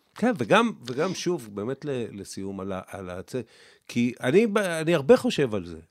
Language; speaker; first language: Hebrew; native; Hebrew